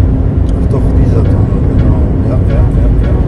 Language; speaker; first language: German; native; German